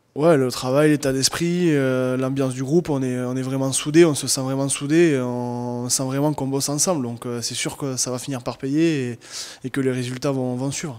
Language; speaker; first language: French; native; French